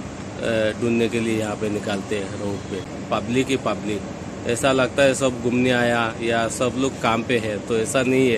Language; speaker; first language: Hindi; non-native, local second language; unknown